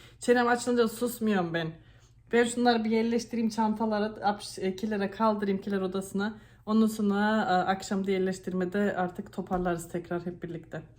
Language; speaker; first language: Turkish; early bilingual, heritage; Turkish